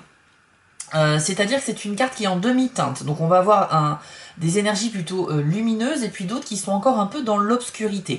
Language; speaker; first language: French; native; French